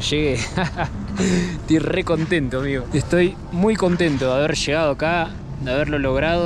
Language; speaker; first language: Spanish; native; Spanish